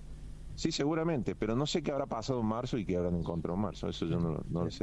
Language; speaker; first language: Spanish; native; Spanish